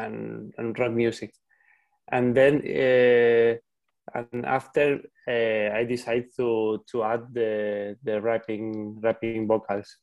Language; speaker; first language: English; non-native, learner; Spanish